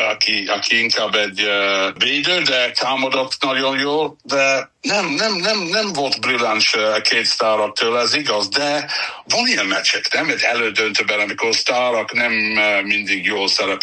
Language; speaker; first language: Hungarian; non-native, learner; English